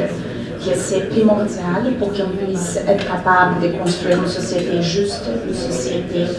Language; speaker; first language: French; non-native, fluent; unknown